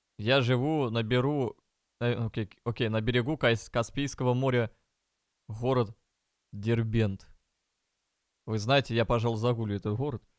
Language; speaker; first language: Russian; native; Russian